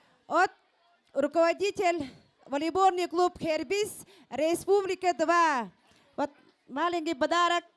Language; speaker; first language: Russian; non-native, learner; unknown